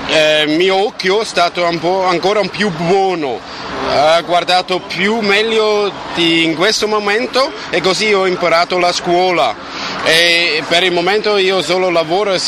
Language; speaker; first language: Italian; non-native, learner; German